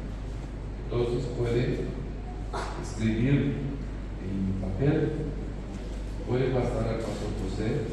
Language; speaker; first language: Spanish; non-native, fluent; Portuguese